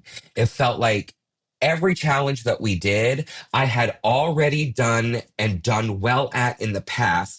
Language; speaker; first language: English; native; English